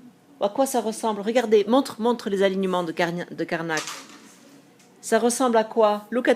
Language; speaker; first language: French; non-native, fluent; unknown